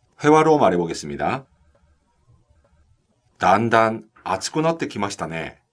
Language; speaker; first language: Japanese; non-native, fluent; Korean